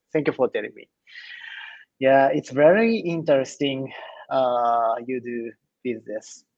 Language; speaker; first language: English; non-native, learner; Japanese